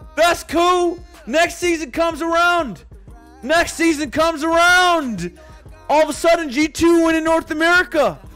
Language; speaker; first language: English; native; English